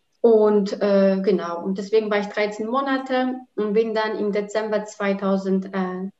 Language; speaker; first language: German; non-native, fluent; Polish